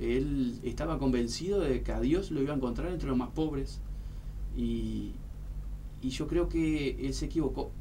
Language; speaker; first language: Spanish; native; Spanish